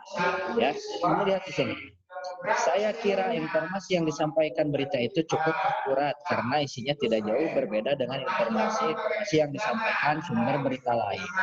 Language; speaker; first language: Indonesian; native; Indonesian